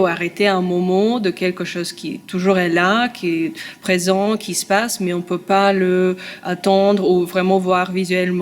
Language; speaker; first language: French; non-native, learner; Russian